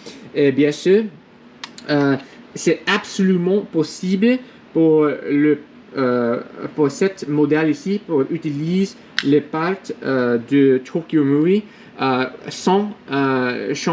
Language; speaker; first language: French; non-native, learner; English